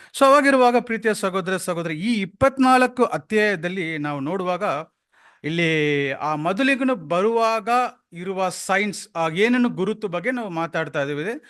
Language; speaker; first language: Kannada; non-native, local second language; Tamil